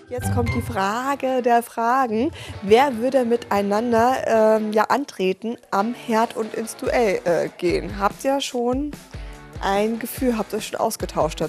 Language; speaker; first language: German; native; German